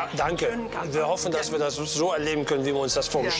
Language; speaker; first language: German; native; German